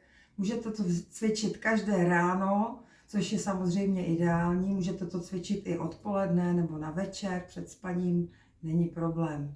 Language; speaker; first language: Czech; native; Czech